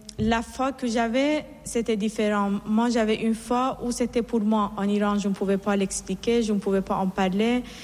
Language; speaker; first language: French; non-native, fluent; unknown